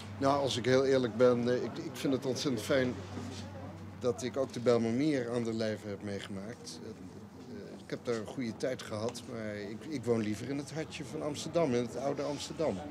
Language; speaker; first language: Dutch; native; Dutch